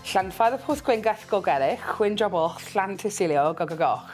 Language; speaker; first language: Welsh; non-native, learner; English